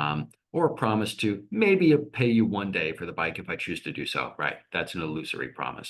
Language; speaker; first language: English; native; English